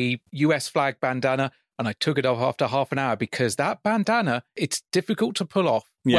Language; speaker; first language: English; native; English